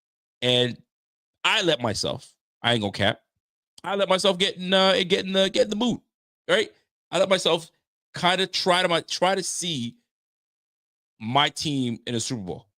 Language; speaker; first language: English; native; English